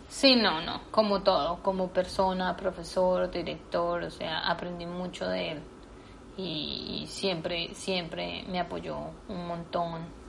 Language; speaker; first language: Spanish; native; Spanish